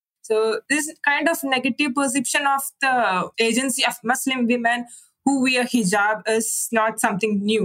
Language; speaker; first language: English; non-native, local second language; Malayalam